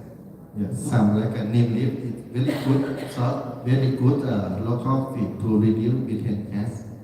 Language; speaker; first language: English; non-native, learner; Thai